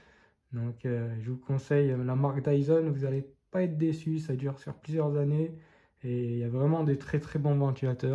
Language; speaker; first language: French; native; French